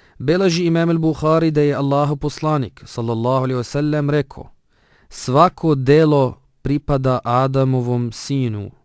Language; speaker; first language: Bosnian; non-native, fluent; Arabic